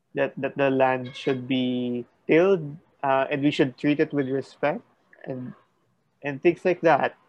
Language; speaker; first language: English; non-native, local second language; Filipino